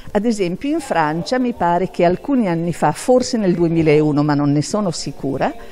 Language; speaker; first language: Italian; native; Italian